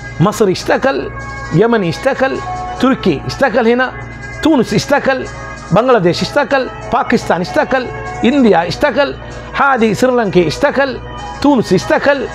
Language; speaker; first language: Arabic; non-native, learner; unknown